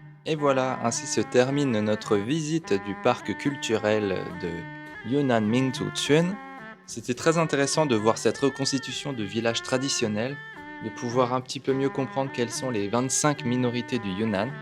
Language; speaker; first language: French; native; French